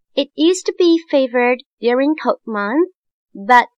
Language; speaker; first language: English; non-native, fluent; Chinese